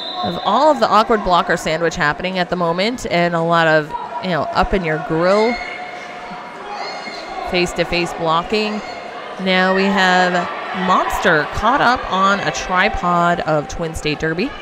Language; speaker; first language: English; native; English